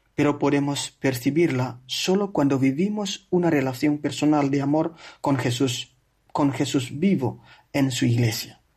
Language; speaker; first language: Spanish; non-native, fluent; Indonesian